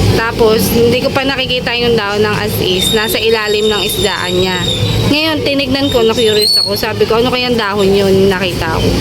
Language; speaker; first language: Filipino; native; Filipino